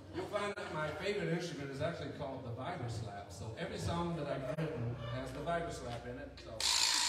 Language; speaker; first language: English; native; English